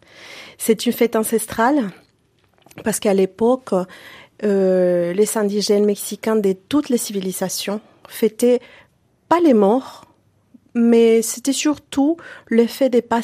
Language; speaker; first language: French; non-native, fluent; Spanish